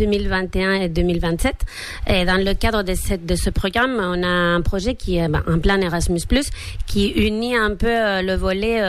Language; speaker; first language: French; non-native, fluent; Spanish